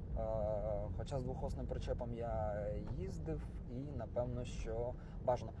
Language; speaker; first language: Ukrainian; native; Ukrainian